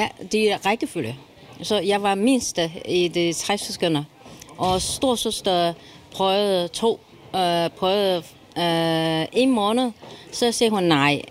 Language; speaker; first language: Danish; non-native, learner; Chinese